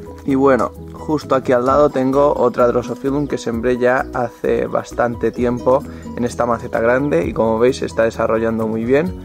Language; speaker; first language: Spanish; native; Spanish